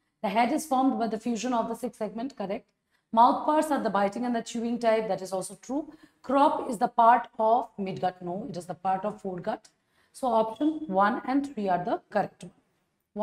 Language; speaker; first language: English; non-native, local second language; Assamese